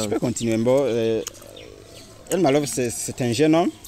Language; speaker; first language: French; non-native, learner; Rundi